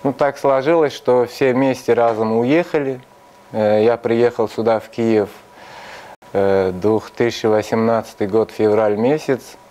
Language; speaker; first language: Russian; non-native, local second language; Tajik